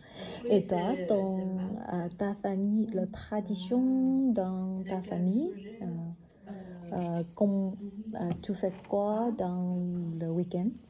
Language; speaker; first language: French; non-native, learner; Vietnamese